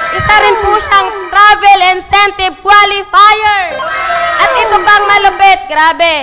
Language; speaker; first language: Filipino; native; Filipino